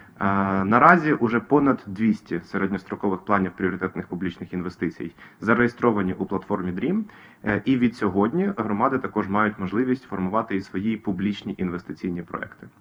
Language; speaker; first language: Ukrainian; native; Ukrainian